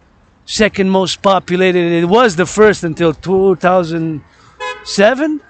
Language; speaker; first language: English; non-native, local second language; French